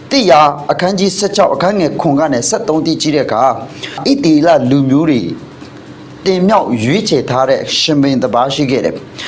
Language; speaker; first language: Burmese; non-native, local second language; Hakha Chin